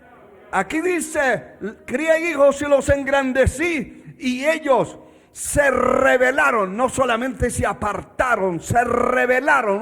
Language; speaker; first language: Spanish; native; Spanish